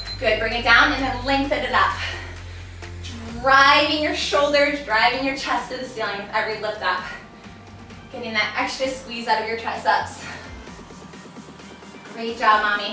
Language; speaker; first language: English; native; English